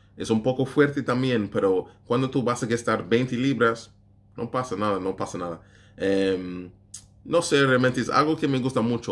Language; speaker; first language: Spanish; non-native, learner; English